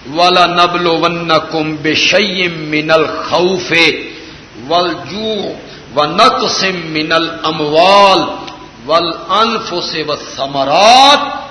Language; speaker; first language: Urdu; non-native, local second language; Punjabi